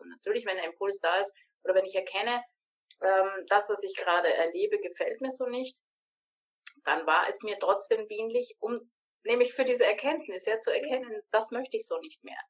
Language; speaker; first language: German; native; German